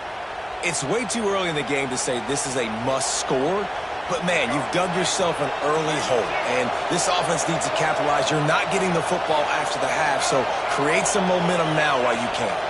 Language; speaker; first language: English; native; English